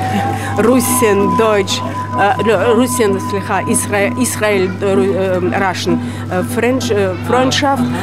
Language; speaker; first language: German; non-native, learner; Russian